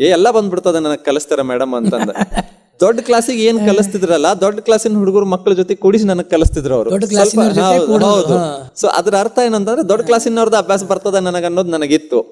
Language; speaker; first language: Kannada; non-native, local second language; Urdu